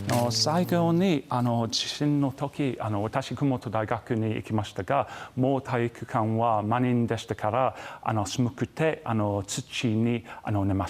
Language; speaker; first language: Japanese; non-native, fluent; English